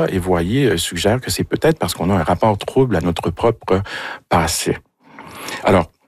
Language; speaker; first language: French; native; French